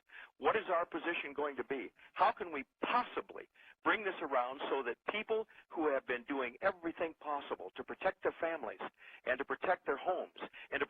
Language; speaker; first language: English; native; English